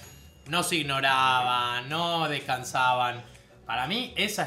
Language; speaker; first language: Spanish; native; Spanish